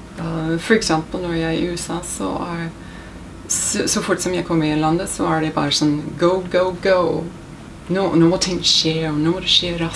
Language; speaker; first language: Norwegian; non-native, fluent; English